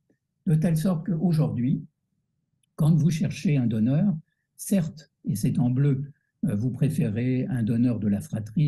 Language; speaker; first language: French; native; French